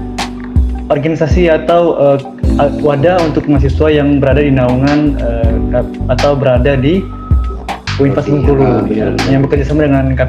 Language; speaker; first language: Indonesian; native; Indonesian